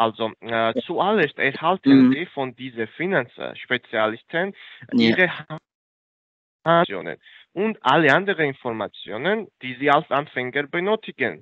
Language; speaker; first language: German; non-native, fluent; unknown